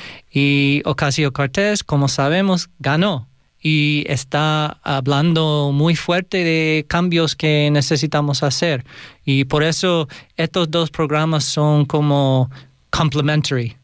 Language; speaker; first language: Spanish; non-native, learner; English